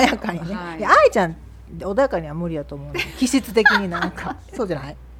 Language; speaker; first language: Japanese; native; Japanese